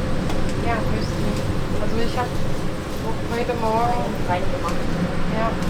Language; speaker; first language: German; native; German